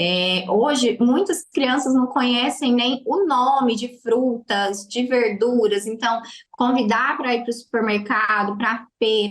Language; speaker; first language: Portuguese; native; Portuguese